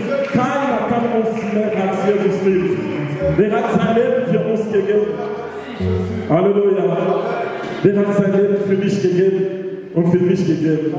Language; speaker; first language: German; non-native, learner; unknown